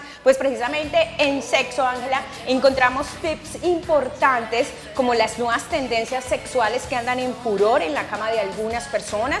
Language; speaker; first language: Spanish; native; Spanish